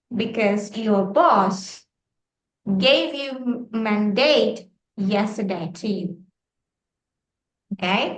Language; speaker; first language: English; non-native, fluent; Indonesian